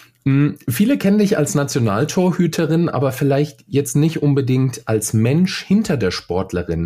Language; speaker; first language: German; native; German